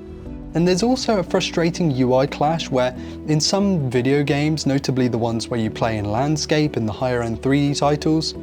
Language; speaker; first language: English; native; English